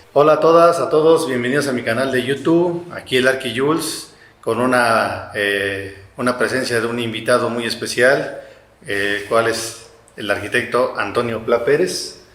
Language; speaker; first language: Spanish; native; Spanish